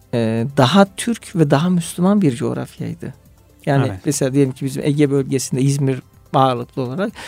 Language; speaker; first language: Turkish; native; Turkish